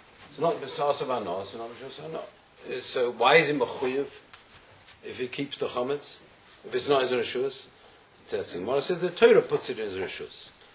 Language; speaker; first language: English; native; English